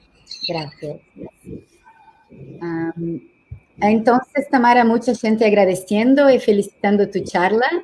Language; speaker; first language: Spanish; non-native, learner; Portuguese